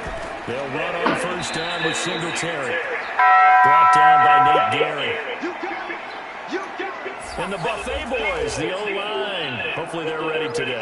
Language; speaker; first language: English; native; English